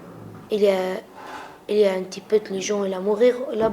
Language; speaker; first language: French; non-native, learner; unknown